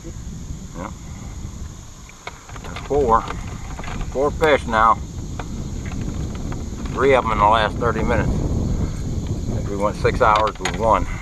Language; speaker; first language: English; native; English